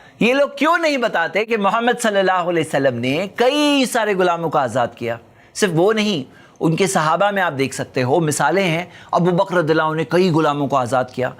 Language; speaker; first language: Urdu; native; Urdu